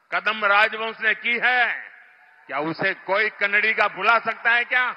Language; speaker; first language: Hindi; non-native, local second language; Gujarati